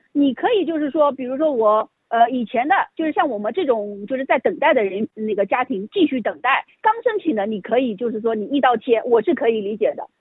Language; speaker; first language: Chinese; native; Chinese